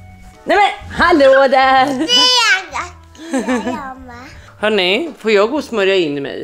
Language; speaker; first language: Swedish; native; Swedish